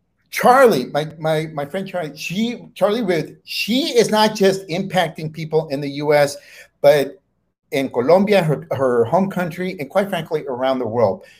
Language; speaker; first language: English; native; English